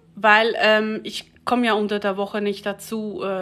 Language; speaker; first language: German; native; German